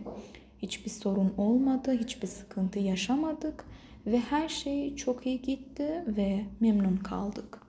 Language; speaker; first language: Turkish; non-native, fluent; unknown